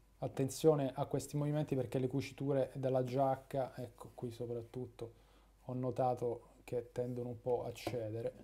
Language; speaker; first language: Italian; native; Italian